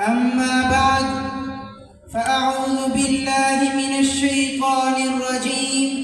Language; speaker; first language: Arabic; non-native, learner; Urdu